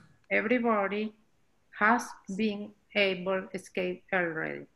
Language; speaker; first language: English; non-native, learner; Spanish